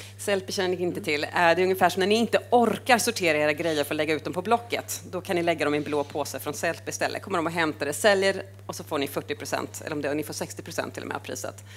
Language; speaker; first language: Swedish; native; Swedish